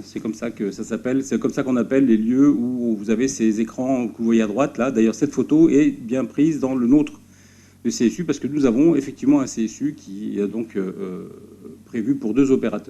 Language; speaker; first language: French; native; French